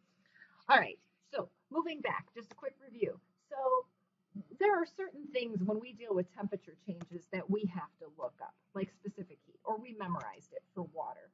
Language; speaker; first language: English; native; English